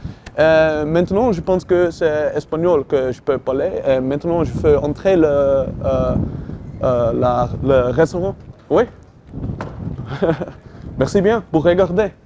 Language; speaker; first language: French; non-native, learner; Dutch